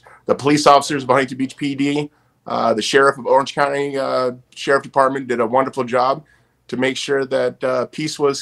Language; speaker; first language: English; native; English